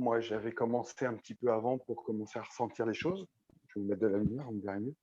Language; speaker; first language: French; native; French